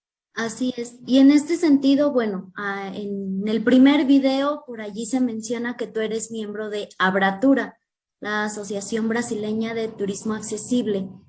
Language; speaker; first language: Spanish; native; Spanish